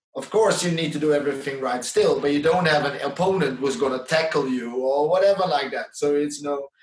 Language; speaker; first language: English; non-native, fluent; Dutch